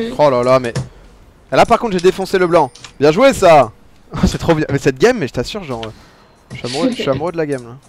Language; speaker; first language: French; native; French